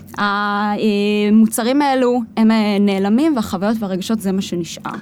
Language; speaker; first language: Hebrew; native; Hebrew